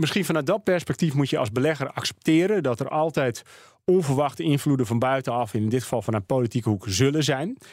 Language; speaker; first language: Dutch; native; Dutch